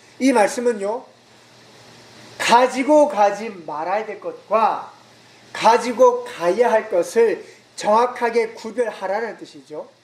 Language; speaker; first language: Korean; native; Korean